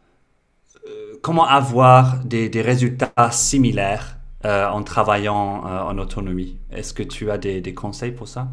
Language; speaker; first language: French; non-native, fluent; English